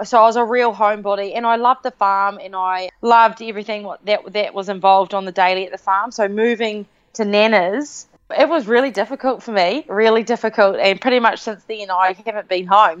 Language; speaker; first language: English; native; English